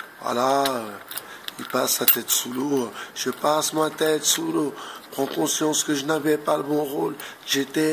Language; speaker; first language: French; native; French